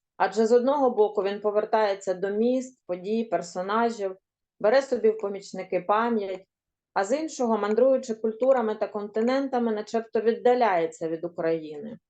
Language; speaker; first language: Ukrainian; native; Ukrainian